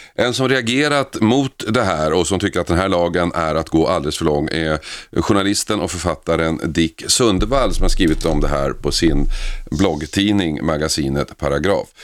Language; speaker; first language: Swedish; native; Swedish